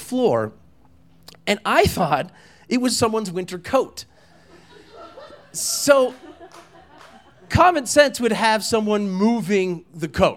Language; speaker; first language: English; native; English